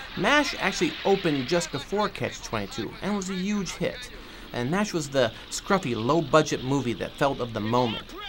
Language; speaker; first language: English; native; English